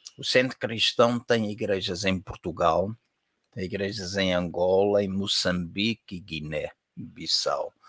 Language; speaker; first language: Portuguese; native; Portuguese